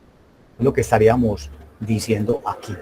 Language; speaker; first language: Spanish; native; Spanish